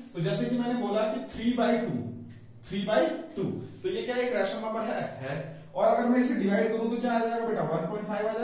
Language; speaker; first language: Hindi; native; Hindi